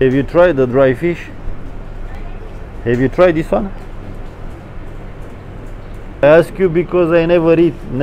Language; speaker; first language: English; non-native, learner; Romanian